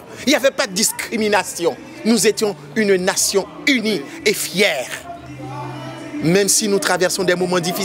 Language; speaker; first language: French; non-native, local second language; Haitian Creole